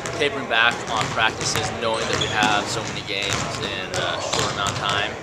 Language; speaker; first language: English; native; English